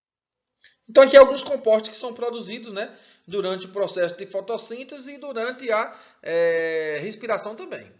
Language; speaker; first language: Portuguese; native; Portuguese